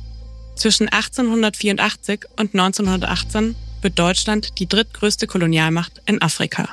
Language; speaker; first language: German; native; German